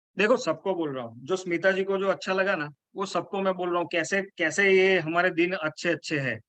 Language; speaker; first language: Hindi; native; Hindi